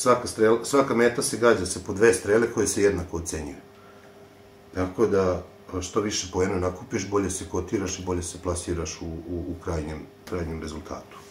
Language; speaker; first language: Serbian; native; Serbian